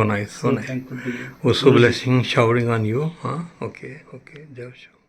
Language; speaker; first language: Hindi; native; Hindi